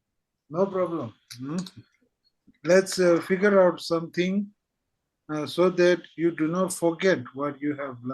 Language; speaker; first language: English; non-native, fluent; Tibetan